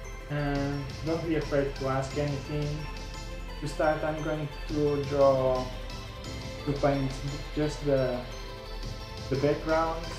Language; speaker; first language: English; non-native, fluent; Portuguese